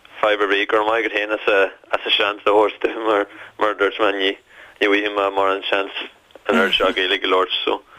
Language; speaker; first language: Irish; native; Irish